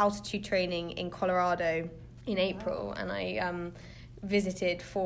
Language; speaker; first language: English; native; English